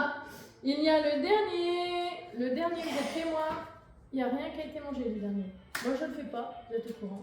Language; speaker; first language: French; native; French